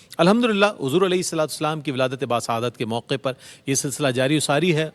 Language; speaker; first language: Urdu; native; Urdu